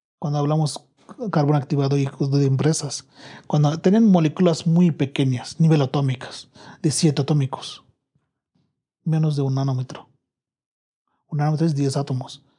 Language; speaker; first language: Spanish; non-native, learner; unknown